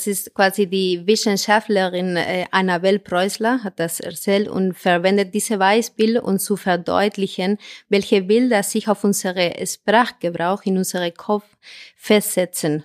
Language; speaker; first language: German; non-native, fluent; Spanish